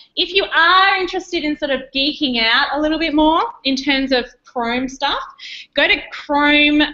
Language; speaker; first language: English; native; English